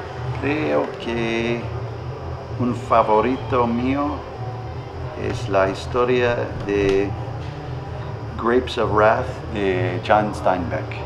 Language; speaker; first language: Spanish; non-native, learner; English